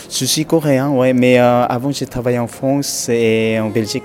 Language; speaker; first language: French; non-native, fluent; Korean